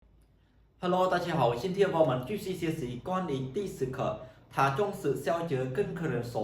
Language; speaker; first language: Chinese; non-native, fluent; Khmer